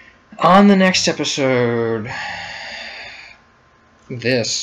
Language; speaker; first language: English; native; English